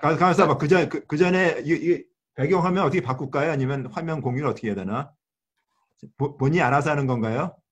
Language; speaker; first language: Korean; native; Korean